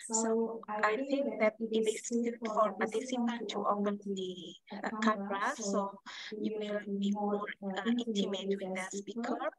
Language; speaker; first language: English; non-native, fluent; Indonesian